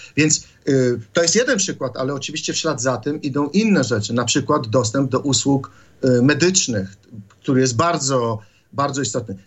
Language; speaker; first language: Polish; native; Polish